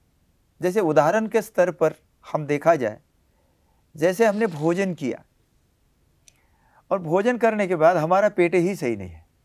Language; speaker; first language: Hindi; native; Hindi